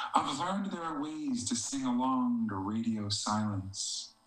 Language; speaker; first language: English; native; English